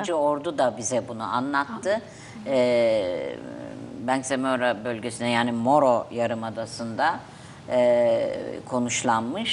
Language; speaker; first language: Turkish; native; Turkish